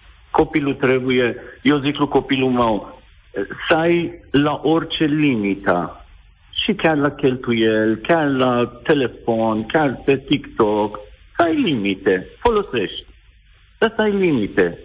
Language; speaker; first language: Romanian; non-native, fluent; Persian